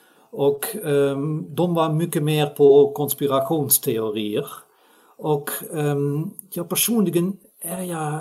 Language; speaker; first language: Swedish; non-native, fluent; Dutch